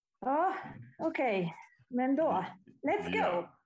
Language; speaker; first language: Swedish; non-native, fluent; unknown